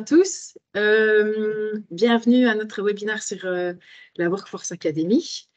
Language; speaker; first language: French; native; French